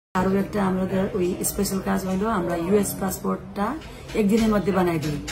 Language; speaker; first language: Bangla; non-native, fluent; Nepali